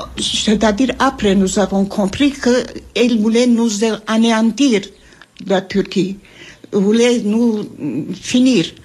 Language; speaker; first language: French; non-native, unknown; Armenian